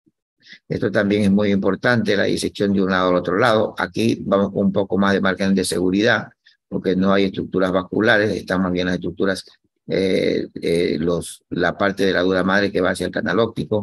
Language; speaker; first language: Spanish; native; Spanish